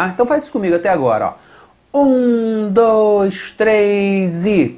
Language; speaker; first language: Portuguese; native; Portuguese